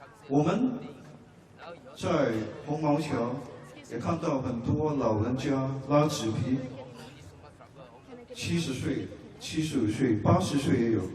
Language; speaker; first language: Chinese; non-native, local second language; English